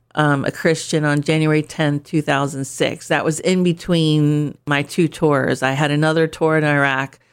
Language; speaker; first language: English; native; English